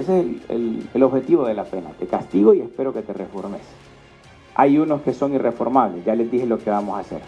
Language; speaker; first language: Spanish; native; Spanish